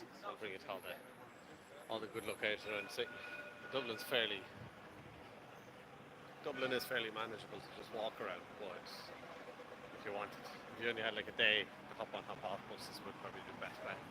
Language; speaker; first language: English; native; English